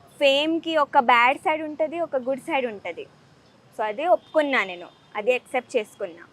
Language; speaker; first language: Telugu; early bilingual, heritage; Telugu